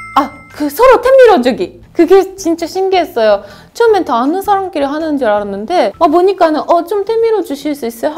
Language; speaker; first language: Korean; non-native, fluent; Japanese